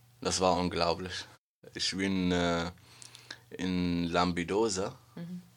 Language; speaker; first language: German; non-native, learner; Arabic